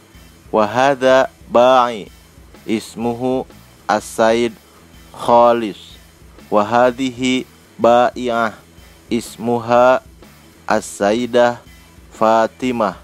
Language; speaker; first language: Arabic; non-native, fluent; Indonesian